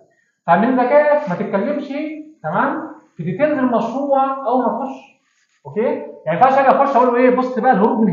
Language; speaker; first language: Arabic; native; Arabic